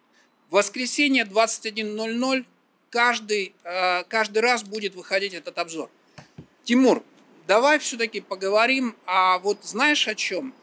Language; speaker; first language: Russian; native; Russian